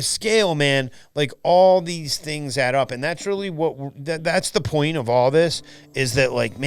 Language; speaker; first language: English; native; English